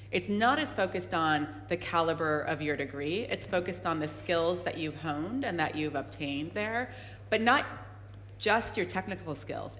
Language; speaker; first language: English; native; English